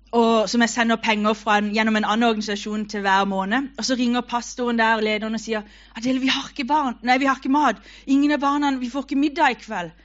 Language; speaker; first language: Norwegian; native; Norwegian